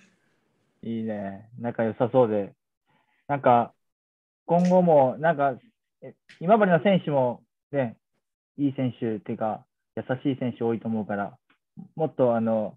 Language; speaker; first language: Japanese; native; Japanese